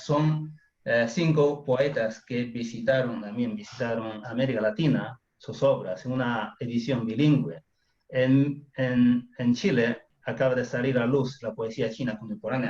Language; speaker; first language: Spanish; non-native, fluent; Chinese